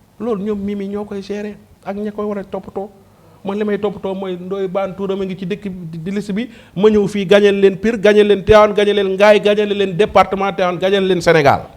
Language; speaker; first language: Wolof; native; Wolof